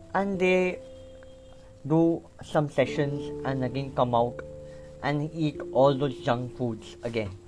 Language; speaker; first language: English; non-native, local second language; Bangla